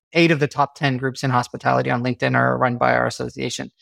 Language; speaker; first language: English; native; English